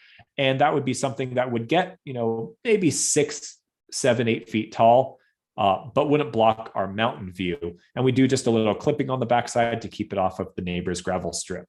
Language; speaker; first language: English; native; English